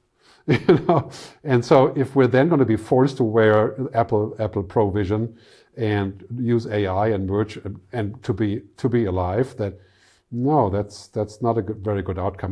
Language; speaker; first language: English; non-native, fluent; German